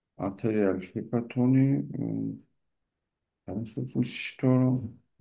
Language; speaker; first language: German; non-native, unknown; Turkish